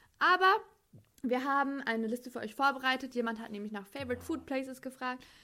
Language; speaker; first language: German; native; German